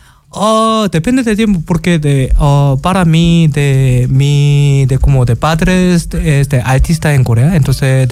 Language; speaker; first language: Spanish; non-native, learner; Korean